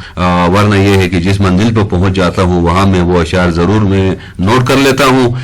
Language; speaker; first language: Urdu; non-native, local second language; Shina